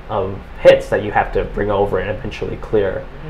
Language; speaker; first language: English; native; English